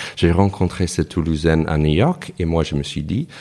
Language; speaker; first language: French; non-native, fluent; English